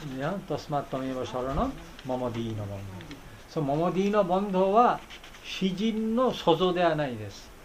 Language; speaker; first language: Japanese; non-native, fluent; Bangla